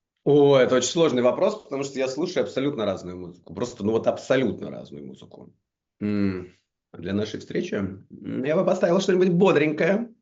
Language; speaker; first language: Russian; native; Russian